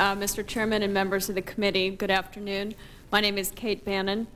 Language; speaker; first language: English; native; English